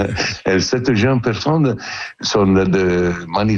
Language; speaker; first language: French; non-native, learner; Italian